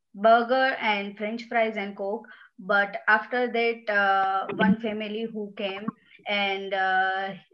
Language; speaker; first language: English; non-native, local second language; Gujarati